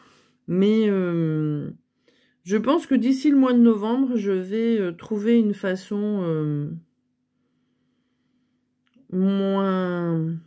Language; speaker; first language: French; native; French